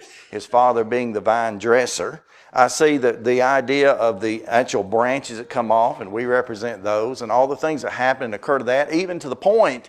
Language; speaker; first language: English; native; English